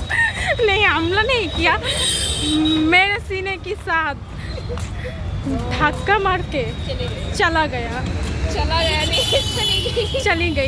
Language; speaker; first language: Hindi; non-native, learner; Bangla